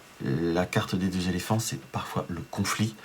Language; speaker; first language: French; native; French